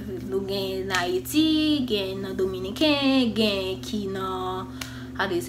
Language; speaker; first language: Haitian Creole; early bilingual, heritage; English